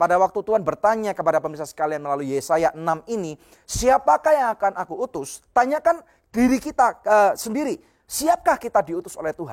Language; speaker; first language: Indonesian; native; Indonesian